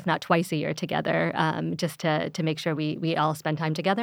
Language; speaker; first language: English; early bilingual, other home language; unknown